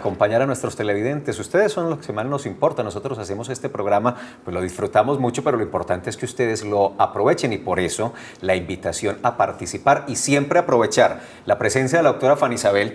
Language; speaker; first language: Spanish; native; Spanish